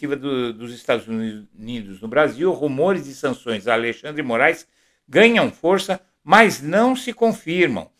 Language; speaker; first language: Portuguese; native; Portuguese